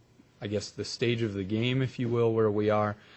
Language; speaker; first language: English; native; English